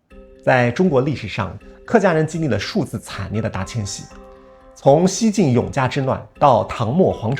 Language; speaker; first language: Chinese; native; Chinese